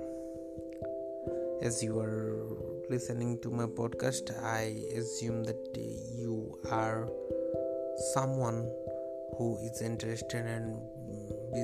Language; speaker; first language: English; non-native, local second language; Bangla